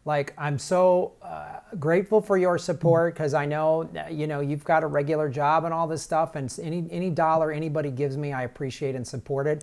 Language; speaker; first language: English; native; English